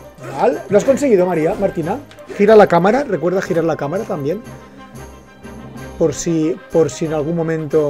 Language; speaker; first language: Spanish; native; Spanish